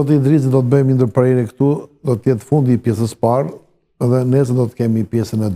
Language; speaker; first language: Albanian; native; Albanian